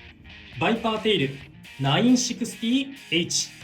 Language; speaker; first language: Japanese; native; Japanese